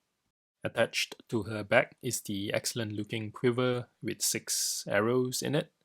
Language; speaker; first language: English; native; English